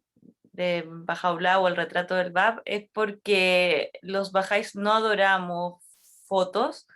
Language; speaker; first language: Spanish; native; Spanish